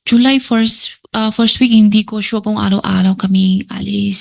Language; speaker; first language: Filipino; non-native, learner; Chinese